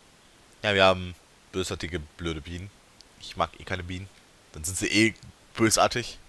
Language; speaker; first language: German; native; German